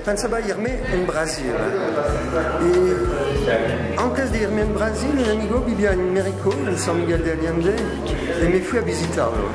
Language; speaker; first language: Spanish; non-native, fluent; French